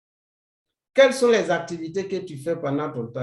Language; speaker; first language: French; non-native, fluent; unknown